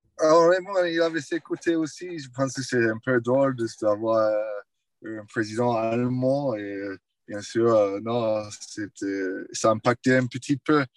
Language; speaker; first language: French; non-native, fluent; English